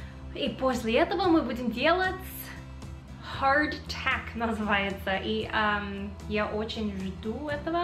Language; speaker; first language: Russian; non-native, learner; English